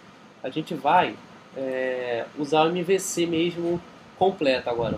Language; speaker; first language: Portuguese; native; Portuguese